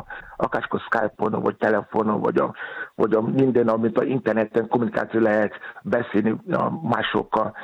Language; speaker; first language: Hungarian; non-native, fluent; Yoruba